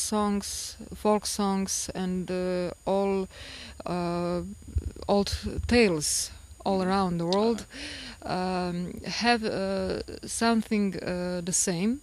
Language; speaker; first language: English; non-native, learner; Croatian